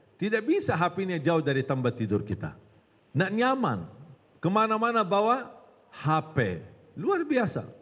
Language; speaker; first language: Indonesian; non-native, fluent; Arabic